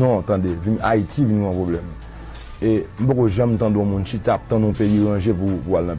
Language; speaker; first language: Haitian Creole; native; Haitian Creole